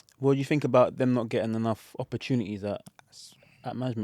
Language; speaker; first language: English; native; English